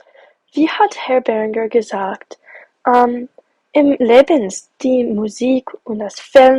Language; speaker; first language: German; non-native, learner; English